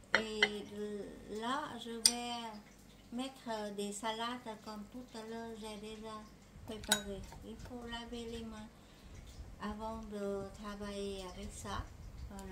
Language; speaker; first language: French; non-native, fluent; Vietnamese